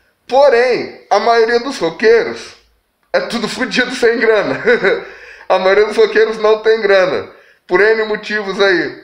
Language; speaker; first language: Portuguese; native; Portuguese